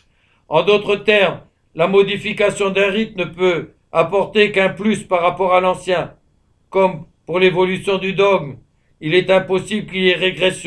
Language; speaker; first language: French; native; French